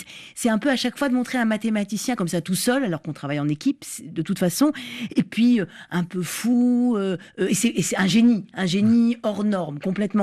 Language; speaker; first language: French; native; French